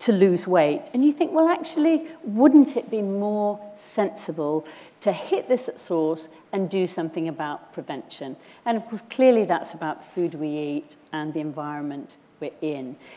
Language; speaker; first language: English; native; English